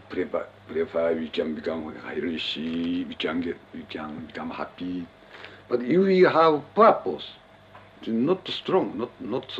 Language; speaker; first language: English; non-native, learner; Japanese